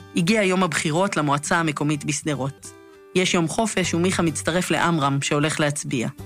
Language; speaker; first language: Hebrew; native; Hebrew